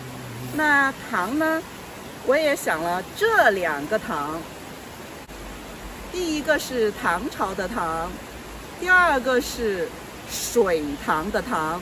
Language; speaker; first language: Chinese; non-native, local second language; Yao